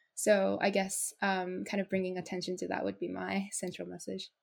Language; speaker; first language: English; non-native, fluent; Japanese